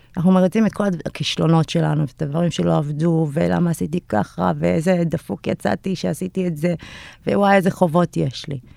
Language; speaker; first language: Hebrew; early bilingual, other home language; Amharic